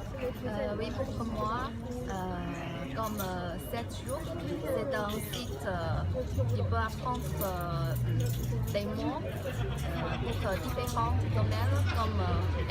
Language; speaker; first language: French; non-native, learner; Chinese